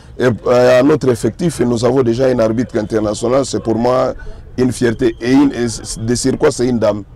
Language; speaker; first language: French; non-native, local second language; Swahili